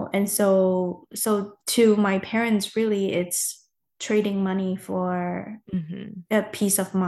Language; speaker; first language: English; non-native, fluent; Chinese